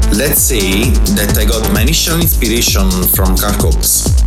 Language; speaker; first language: English; non-native, fluent; Italian